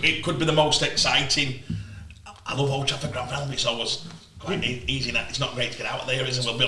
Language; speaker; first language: English; native; English